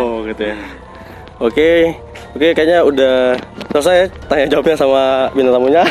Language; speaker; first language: Indonesian; native; Indonesian